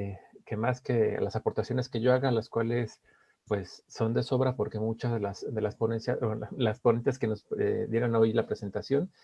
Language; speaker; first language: Spanish; native; Spanish